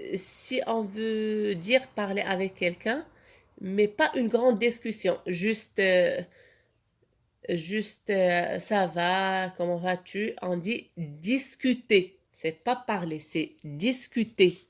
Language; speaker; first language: French; non-native, local second language; Arabic